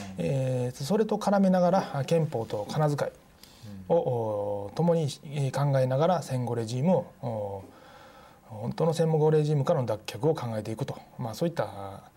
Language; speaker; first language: Japanese; native; Japanese